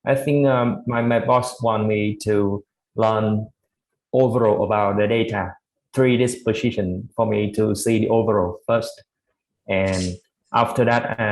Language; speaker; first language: English; non-native, learner; Vietnamese